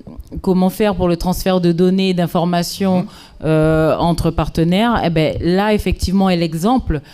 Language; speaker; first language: French; native; French